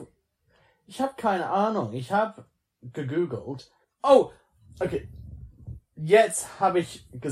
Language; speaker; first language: German; non-native, learner; English